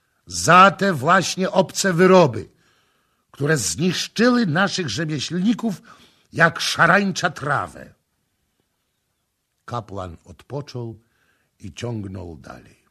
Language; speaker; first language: Polish; native; Polish